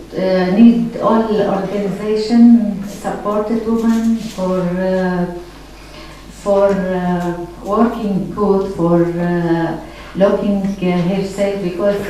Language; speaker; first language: English; non-native, learner; Arabic